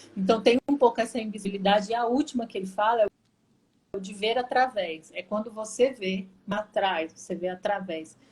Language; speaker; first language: Portuguese; native; Portuguese